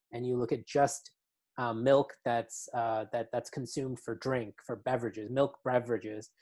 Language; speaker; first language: English; native; English